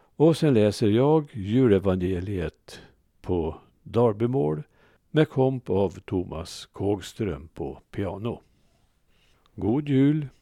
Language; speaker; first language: Swedish; native; Swedish